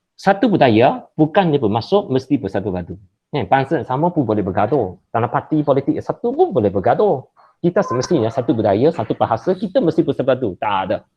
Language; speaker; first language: Malay; non-native, local second language; Chinese